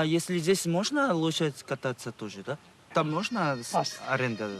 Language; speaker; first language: Russian; non-native, learner; Korean